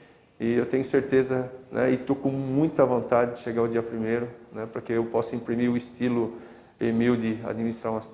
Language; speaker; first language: Portuguese; native; Portuguese